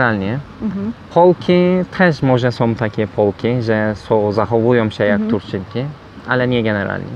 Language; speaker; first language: Polish; non-native, learner; Turkish